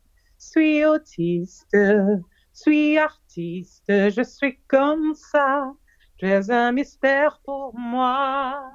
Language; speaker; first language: French; non-native, fluent; Portuguese